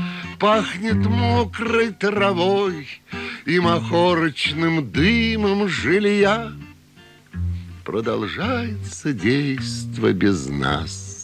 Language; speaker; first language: Russian; native; Russian